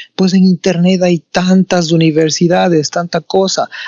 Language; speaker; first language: Spanish; native; Spanish